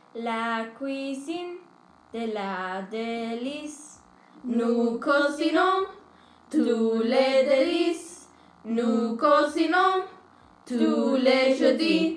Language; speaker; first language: French; non-native, learner; Spanish